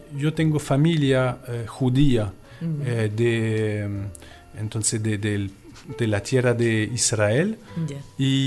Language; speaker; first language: Spanish; non-native, fluent; French